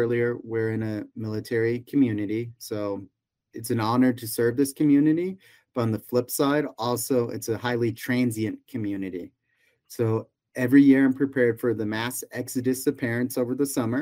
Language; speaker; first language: English; native; English